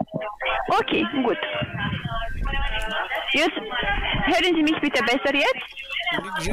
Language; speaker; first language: German; non-native, learner; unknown